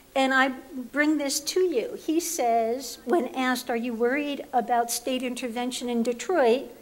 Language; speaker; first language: English; native; English